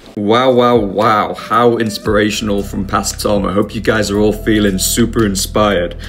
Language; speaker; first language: English; native; English